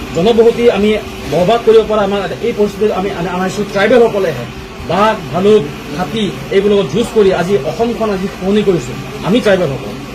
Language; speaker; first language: Assamese; non-native, local second language; Karbi